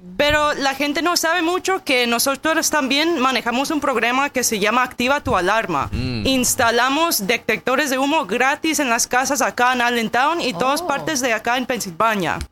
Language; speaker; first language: Spanish; non-native, fluent; English